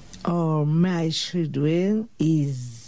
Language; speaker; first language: English; non-native, learner; French